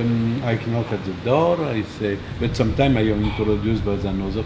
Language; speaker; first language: English; non-native, learner; French